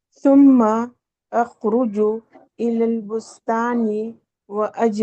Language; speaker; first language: Arabic; non-native, learner; Urdu